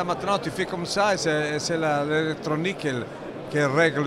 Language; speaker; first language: French; non-native, learner; Italian